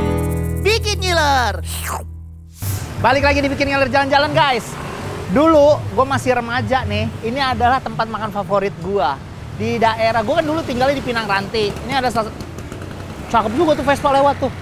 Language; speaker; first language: Indonesian; native; Indonesian